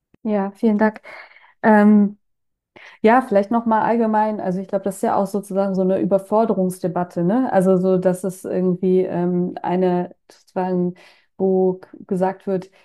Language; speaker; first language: German; native; German